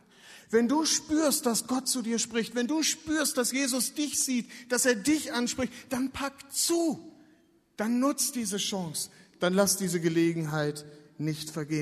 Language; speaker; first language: German; native; German